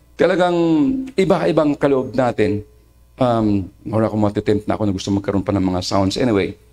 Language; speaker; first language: Filipino; non-native, local second language; Masbatenyo